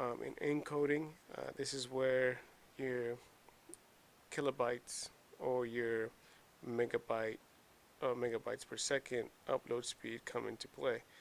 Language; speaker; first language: English; native; English